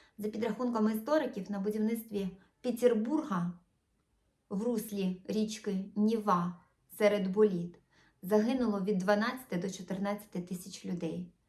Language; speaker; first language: Ukrainian; non-native, local second language; Russian